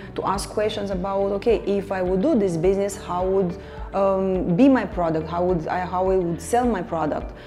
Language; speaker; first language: English; non-native, fluent; Romanian